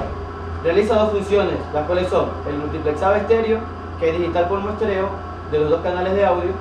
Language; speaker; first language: Spanish; native; Spanish